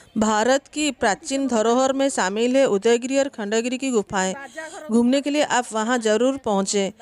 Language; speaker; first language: Hindi; non-native, local second language; Odia